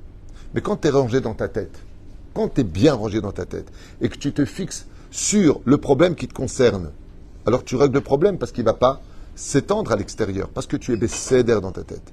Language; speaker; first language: French; native; French